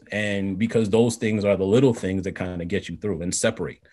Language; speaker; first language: English; native; English